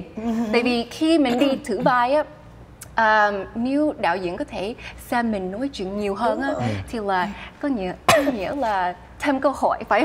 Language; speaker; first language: Vietnamese; early bilingual, heritage; Vietnamese